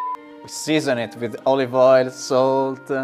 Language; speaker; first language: English; non-native, learner; Italian